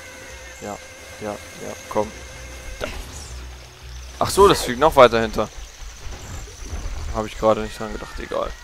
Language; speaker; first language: German; native; German